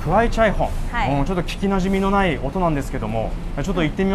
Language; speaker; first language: Japanese; native; Japanese